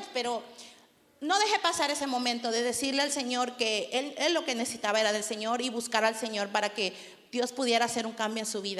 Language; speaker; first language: Spanish; native; Spanish